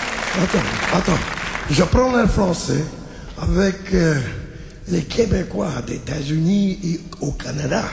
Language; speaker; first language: French; non-native, learner; English